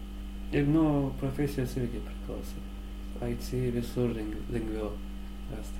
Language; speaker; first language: Lithuanian; non-native, learner; Azerbaijani